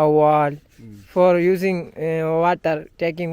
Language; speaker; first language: English; non-native, learner; Malayalam